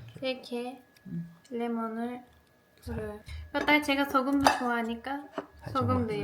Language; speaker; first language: Korean; non-native, learner; Turkish